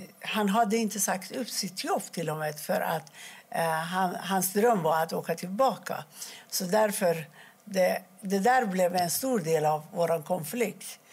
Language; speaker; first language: Swedish; non-native, fluent; Persian